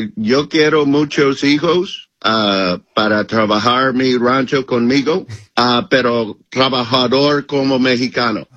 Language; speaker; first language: Spanish; non-native, learner; English